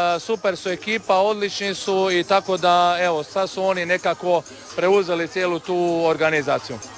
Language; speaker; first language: Croatian; native; Croatian